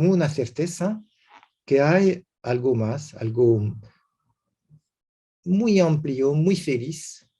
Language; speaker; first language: Spanish; non-native, learner; French